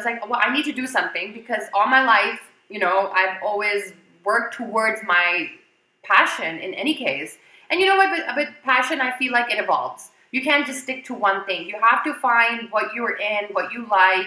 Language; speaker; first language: English; non-native, local second language; Urdu